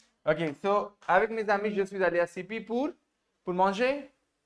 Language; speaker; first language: French; non-native, fluent; Hindi